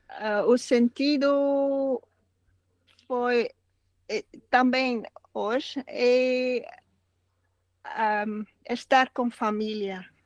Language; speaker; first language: Portuguese; non-native, learner; Dutch